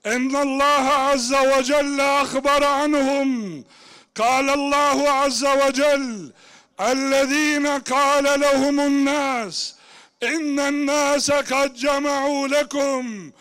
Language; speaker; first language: Arabic; non-native, fluent; Turkish